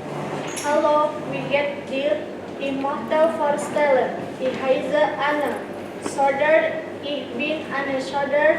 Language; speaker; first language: German; non-native, learner; Indonesian